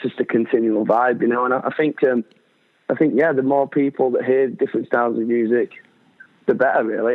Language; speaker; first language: English; native; English